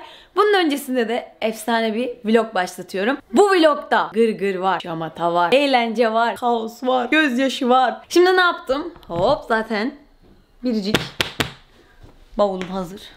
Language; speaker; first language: Turkish; native; Turkish